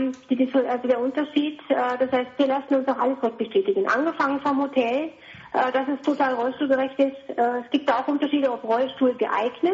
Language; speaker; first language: German; native; German